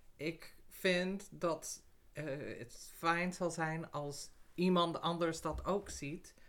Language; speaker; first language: Dutch; non-native, fluent; English